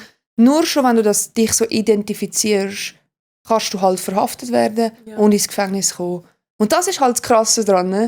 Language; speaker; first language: German; native; German